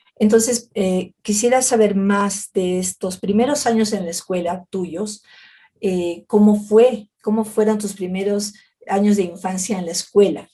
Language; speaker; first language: Spanish; native; Spanish